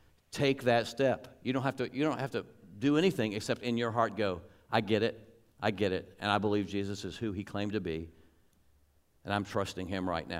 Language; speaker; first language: English; native; English